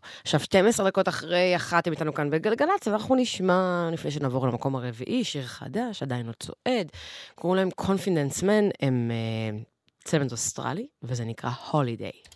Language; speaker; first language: Hebrew; native; Hebrew